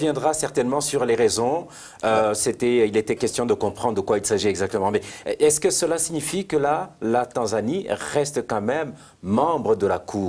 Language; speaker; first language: French; non-native, local second language; Rundi